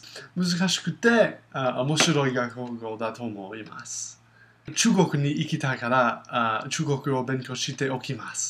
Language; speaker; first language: Japanese; non-native, learner; English